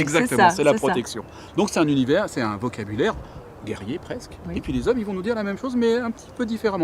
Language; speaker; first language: French; native; French